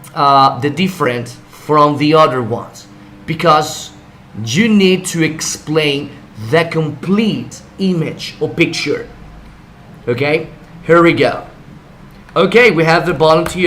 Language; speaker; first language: English; non-native, fluent; Spanish